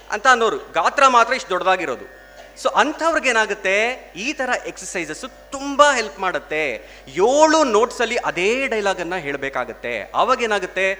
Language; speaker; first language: Kannada; non-native, local second language; Telugu